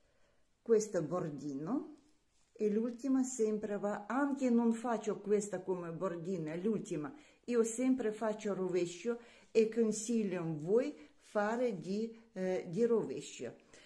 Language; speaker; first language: Italian; non-native, learner; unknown